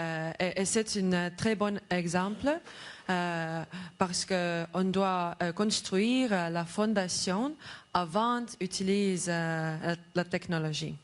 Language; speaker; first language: French; non-native, learner; Estonian